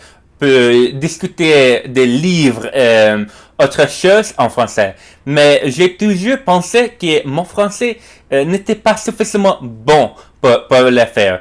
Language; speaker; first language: French; non-native, learner; English